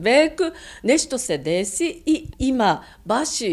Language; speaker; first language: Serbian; non-native, learner; Japanese